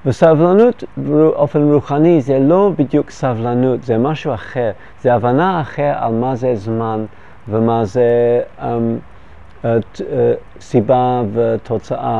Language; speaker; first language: Hebrew; non-native, fluent; English